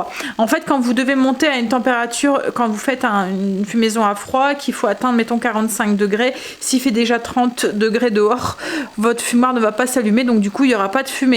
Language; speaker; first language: French; native; French